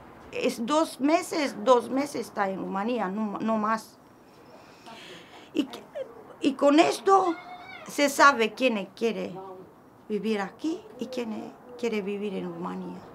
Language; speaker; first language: Spanish; non-native, learner; Romanian